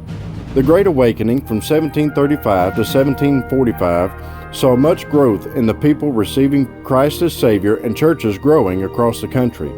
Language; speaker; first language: English; native; English